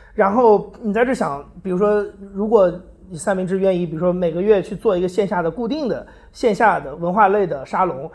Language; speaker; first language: Chinese; native; Chinese